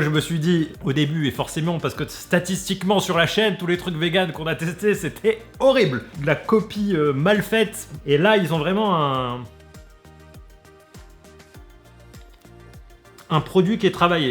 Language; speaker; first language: French; native; French